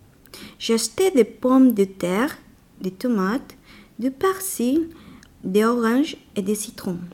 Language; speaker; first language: French; non-native, learner; Spanish